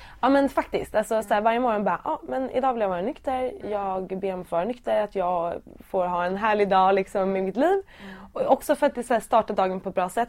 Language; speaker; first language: Swedish; native; Swedish